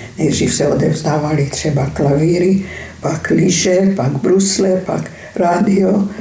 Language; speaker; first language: Czech; non-native, fluent; Hungarian